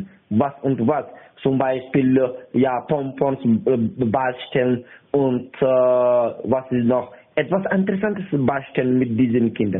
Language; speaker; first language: German; non-native, learner; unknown